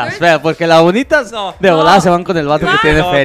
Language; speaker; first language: Spanish; early bilingual, heritage; Spanish